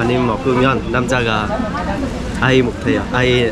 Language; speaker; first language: Korean; non-native, learner; Vietnamese